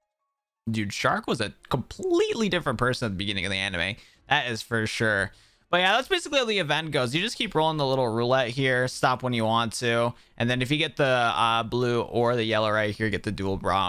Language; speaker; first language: English; native; English